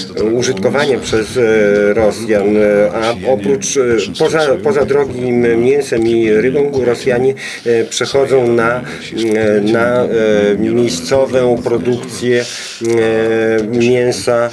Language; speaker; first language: Polish; non-native, fluent; Russian